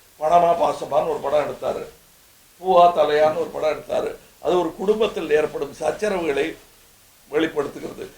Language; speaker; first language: Tamil; native; Tamil